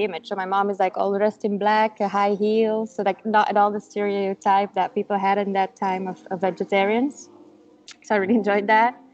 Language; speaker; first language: English; non-native, fluent; Dutch